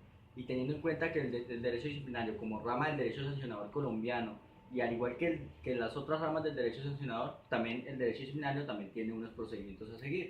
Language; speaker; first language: Spanish; native; Spanish